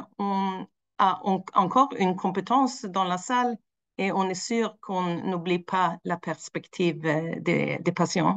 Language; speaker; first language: French; non-native, fluent; Swedish